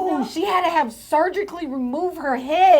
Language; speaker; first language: English; native; English